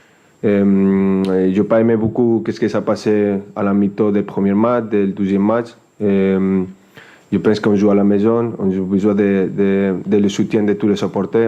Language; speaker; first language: French; non-native, fluent; Spanish